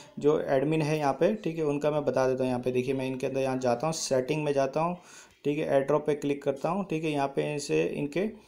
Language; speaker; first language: Hindi; native; Hindi